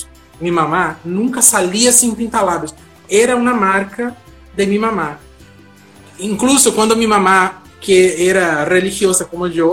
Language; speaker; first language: Spanish; non-native, fluent; Portuguese